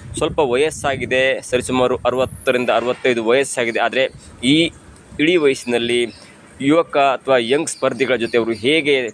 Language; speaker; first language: Kannada; native; Kannada